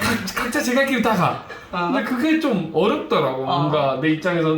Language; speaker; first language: Korean; native; Korean